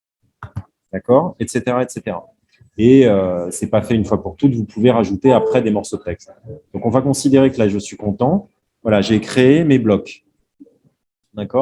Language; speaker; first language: French; native; French